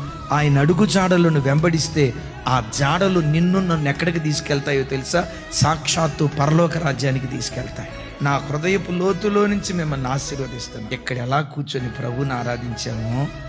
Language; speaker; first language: Telugu; native; Telugu